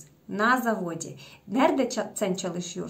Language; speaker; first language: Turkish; non-native, fluent; Russian